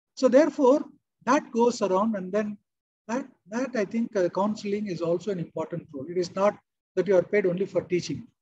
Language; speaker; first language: English; non-native, local second language; Kannada